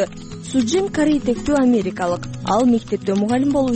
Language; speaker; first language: Kyrgyz; native; Kyrgyz